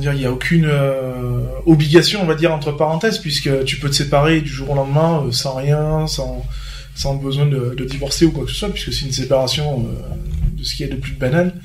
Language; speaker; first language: French; native; French